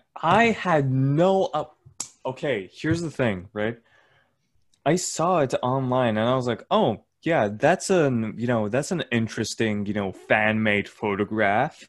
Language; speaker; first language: English; non-native, fluent; Turkish